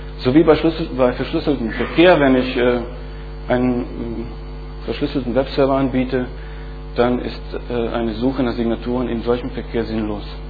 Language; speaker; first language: German; non-native, fluent; Bosnian